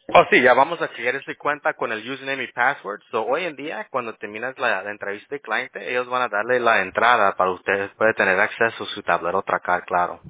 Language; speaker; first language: Spanish; early bilingual, heritage; English